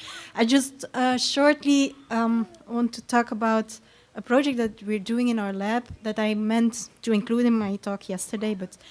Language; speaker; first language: English; non-native, fluent; Dutch